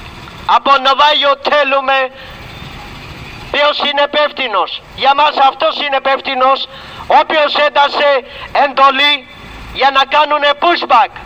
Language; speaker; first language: Greek; non-native, learner; Urdu